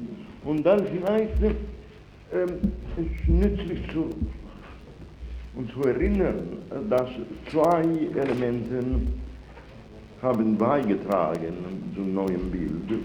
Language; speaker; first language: German; non-native, fluent; Italian